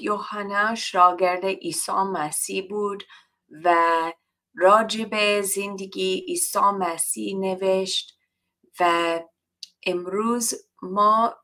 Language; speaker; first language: Persian; non-native, learner; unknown